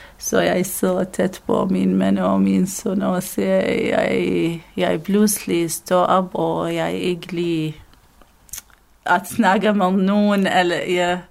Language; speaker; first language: Danish; non-native, learner; Arabic